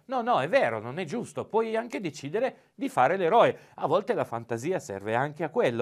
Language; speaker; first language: Italian; native; Italian